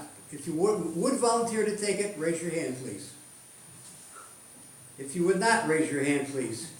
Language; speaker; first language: English; native; English